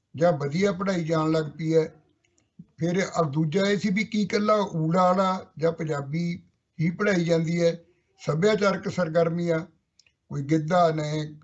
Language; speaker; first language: Punjabi; native; Punjabi